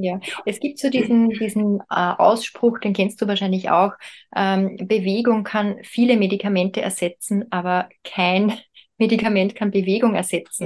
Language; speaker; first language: German; native; German